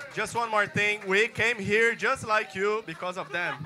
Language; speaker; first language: English; non-native, fluent; Portuguese